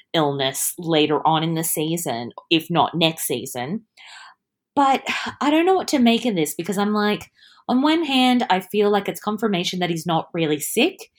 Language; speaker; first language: English; early bilingual, other home language; Italian